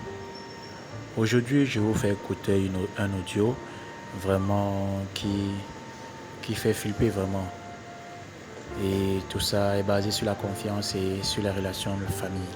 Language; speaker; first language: French; native; French